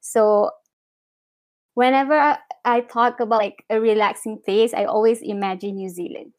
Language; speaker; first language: English; non-native, local second language; Malay